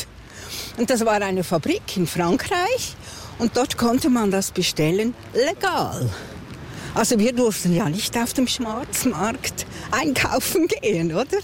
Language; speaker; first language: German; native; German